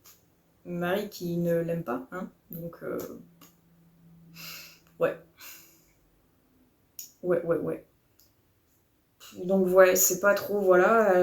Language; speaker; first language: French; native; French